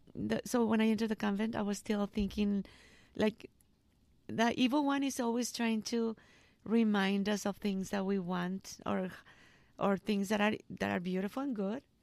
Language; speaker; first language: English; non-native, fluent; Spanish